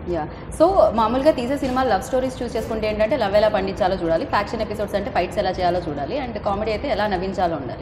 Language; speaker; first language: Telugu; native; Telugu